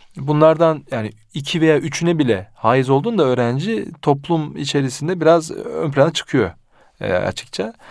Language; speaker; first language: Turkish; early bilingual, heritage; Turkish